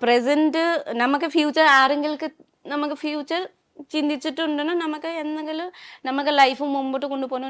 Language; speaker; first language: Malayalam; non-native, learner; Nepali